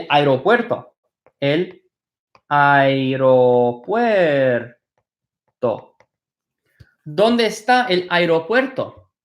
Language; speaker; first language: Spanish; non-native, fluent; English